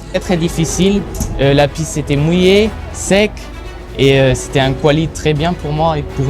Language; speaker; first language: French; non-native, local second language; Luxembourgish